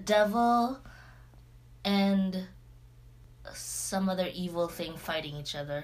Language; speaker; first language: English; non-native, local second language; Cebuano